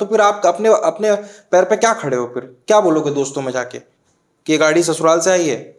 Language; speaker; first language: Hindi; native; Hindi